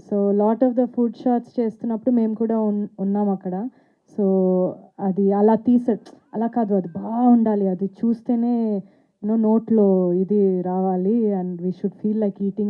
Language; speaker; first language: Telugu; non-native, fluent; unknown